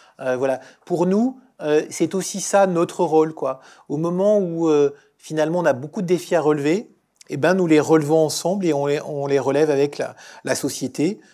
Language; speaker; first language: French; native; French